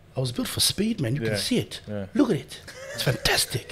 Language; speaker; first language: English; native; English